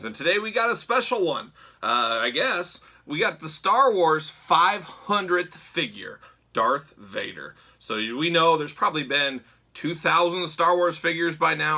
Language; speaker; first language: English; native; English